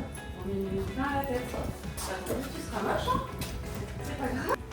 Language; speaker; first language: French; native; French